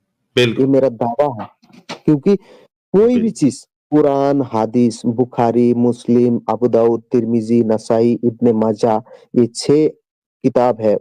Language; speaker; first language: Hindi; non-native, local second language; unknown